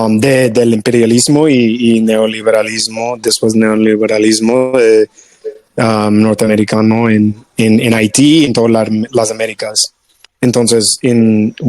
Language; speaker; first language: Spanish; non-native, fluent; English